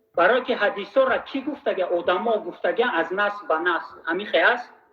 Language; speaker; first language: Tajik; non-native, local second language; Shughni